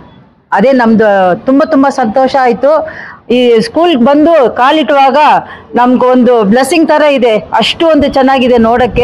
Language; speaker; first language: Kannada; non-native, local second language; Tamil